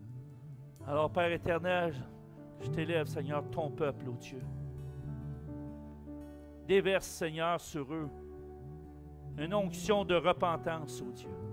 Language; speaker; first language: French; native; French